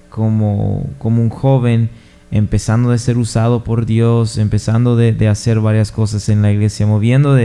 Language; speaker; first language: Spanish; non-native, fluent; English